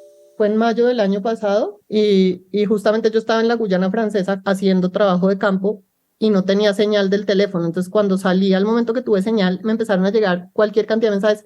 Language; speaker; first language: Spanish; native; Spanish